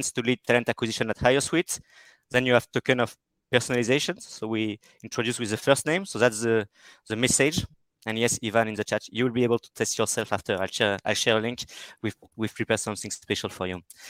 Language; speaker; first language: English; non-native, fluent; French